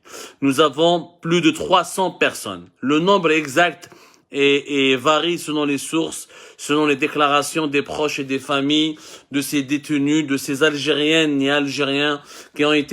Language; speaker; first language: French; non-native, local second language; Arabic